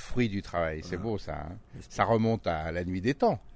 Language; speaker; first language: French; native; French